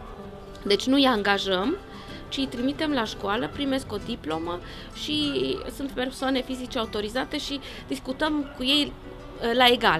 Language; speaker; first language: Romanian; non-native, local second language; German